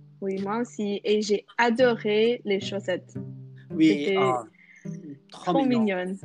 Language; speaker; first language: French; non-native, fluent; English